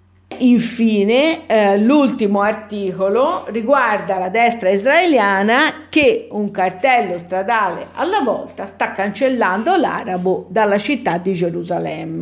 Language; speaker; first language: Italian; native; Italian